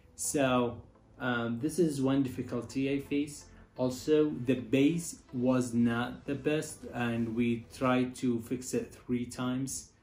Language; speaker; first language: English; non-native, learner; Arabic